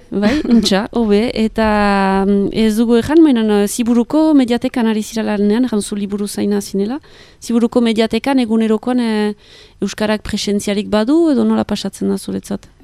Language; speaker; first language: Basque; native; Basque